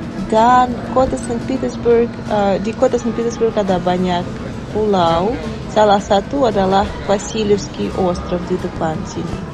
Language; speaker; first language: Indonesian; non-native, fluent; Russian